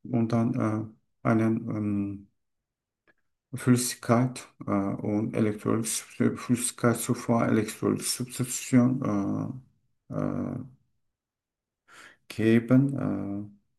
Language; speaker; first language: German; non-native, learner; Turkish